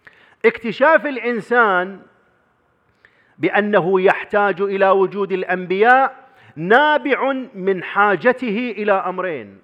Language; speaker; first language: Arabic; native; Arabic